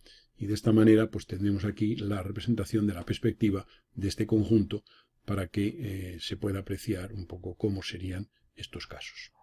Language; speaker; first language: Spanish; native; Spanish